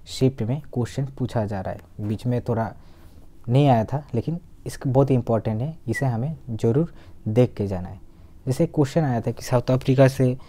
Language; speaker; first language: Hindi; non-native, local second language; Bangla